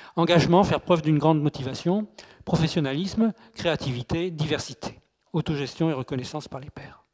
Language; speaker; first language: French; native; French